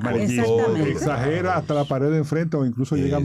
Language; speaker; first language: Spanish; native; Spanish